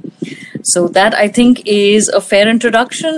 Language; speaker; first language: English; non-native, local second language; Hindi